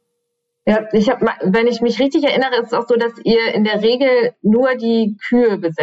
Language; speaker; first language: German; native; German